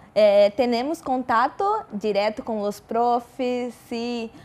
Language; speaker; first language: Spanish; non-native, learner; Portuguese